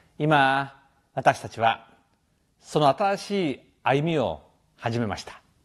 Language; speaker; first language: Japanese; native; Japanese